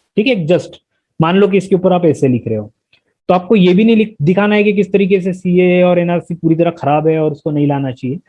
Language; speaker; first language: Hindi; non-native, local second language; Marathi